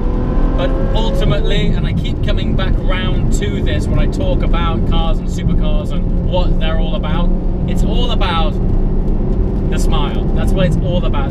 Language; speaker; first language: English; native; English